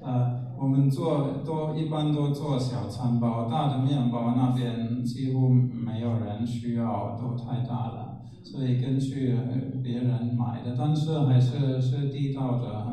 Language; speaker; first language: Chinese; non-native, fluent; German